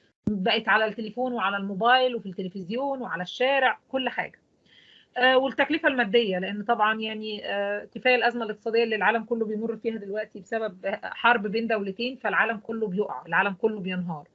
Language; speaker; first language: Arabic; native; Arabic